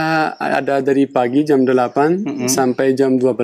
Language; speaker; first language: Indonesian; non-native, fluent; Pashto